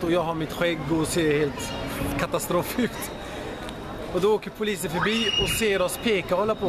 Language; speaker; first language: Swedish; early bilingual, other home language; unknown